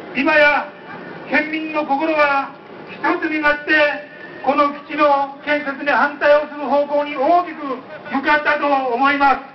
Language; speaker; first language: Japanese; native; Japanese